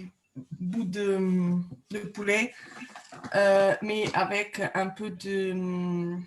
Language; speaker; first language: French; non-native, fluent; Portuguese